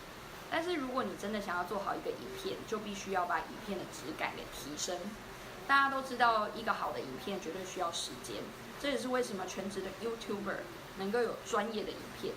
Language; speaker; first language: Chinese; native; Chinese